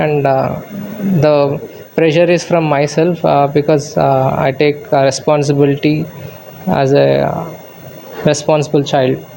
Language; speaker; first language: English; non-native, local second language; Telugu